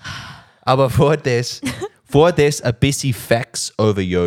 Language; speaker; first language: German; non-native, learner; English